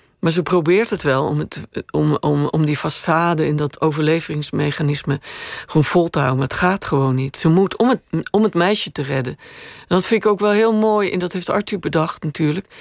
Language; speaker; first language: Dutch; native; Dutch